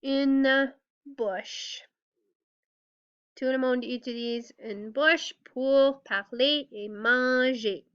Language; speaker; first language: French; non-native, fluent; English